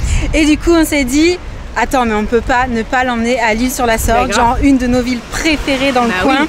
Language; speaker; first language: French; native; French